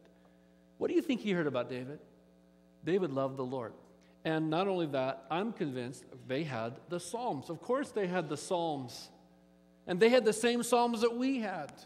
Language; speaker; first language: English; native; English